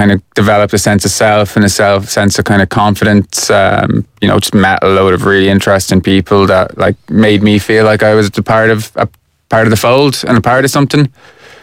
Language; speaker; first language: English; native; English